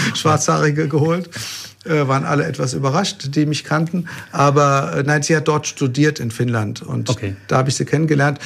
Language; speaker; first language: German; native; German